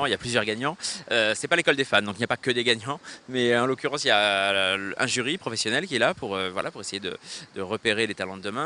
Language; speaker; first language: French; native; French